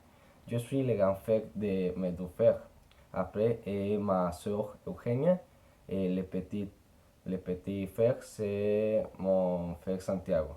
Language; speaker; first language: French; non-native, learner; Spanish